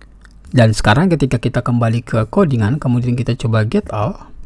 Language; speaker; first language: Indonesian; native; Indonesian